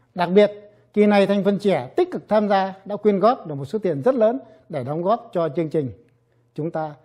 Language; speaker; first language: Vietnamese; native; Vietnamese